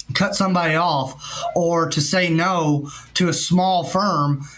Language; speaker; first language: English; native; English